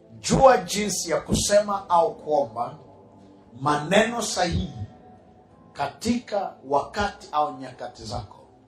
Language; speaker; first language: Swahili; native; Swahili